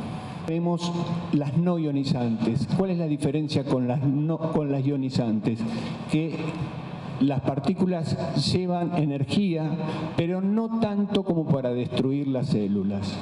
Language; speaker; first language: Spanish; native; Spanish